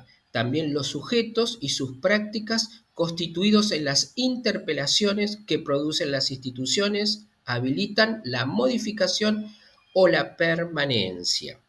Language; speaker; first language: Spanish; native; Spanish